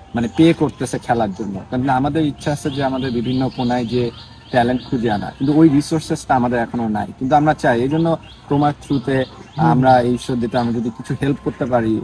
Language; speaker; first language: Bangla; early bilingual, heritage; Bangla